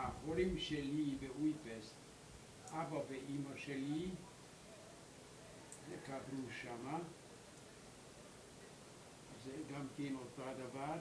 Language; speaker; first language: Hebrew; non-native, learner; German